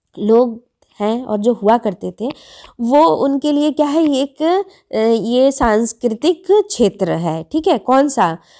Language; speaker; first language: Hindi; native; Hindi